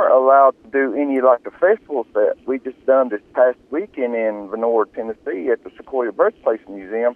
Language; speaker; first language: English; early bilingual, other home language; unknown